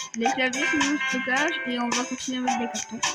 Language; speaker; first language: French; native; French